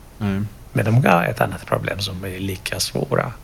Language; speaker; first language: Swedish; non-native, fluent; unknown